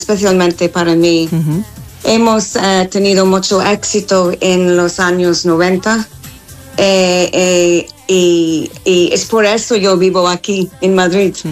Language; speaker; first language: Spanish; non-native, fluent; English